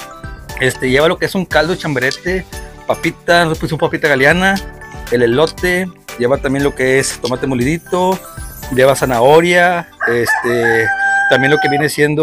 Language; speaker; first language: Spanish; native; Spanish